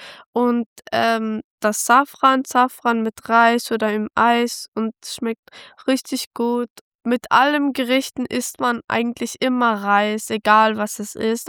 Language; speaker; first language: German; early bilingual, other home language; Pashto